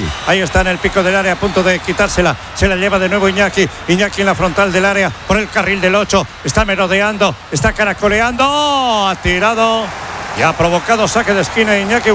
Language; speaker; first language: Spanish; native; Spanish